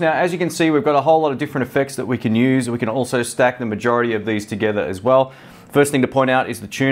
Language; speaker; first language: English; native; English